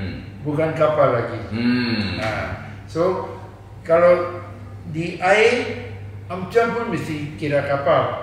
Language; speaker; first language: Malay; non-native, local second language; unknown